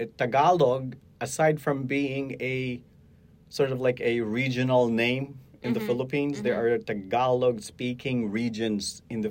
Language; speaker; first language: English; non-native, local second language; Hiligaynon